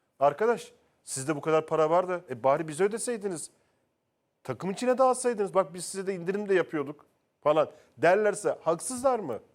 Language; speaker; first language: Turkish; native; Turkish